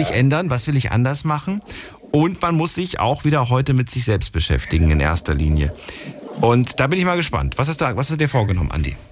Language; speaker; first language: German; native; German